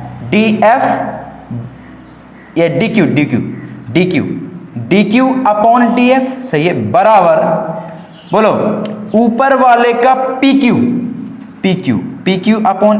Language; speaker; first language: Hindi; native; Hindi